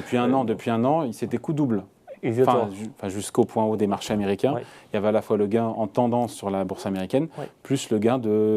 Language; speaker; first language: French; native; French